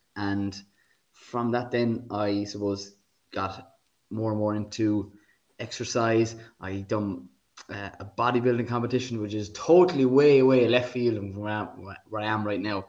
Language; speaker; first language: English; native; English